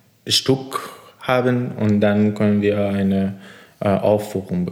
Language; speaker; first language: German; non-native, learner; Persian